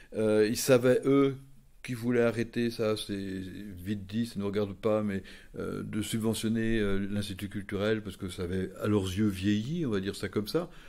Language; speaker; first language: French; native; French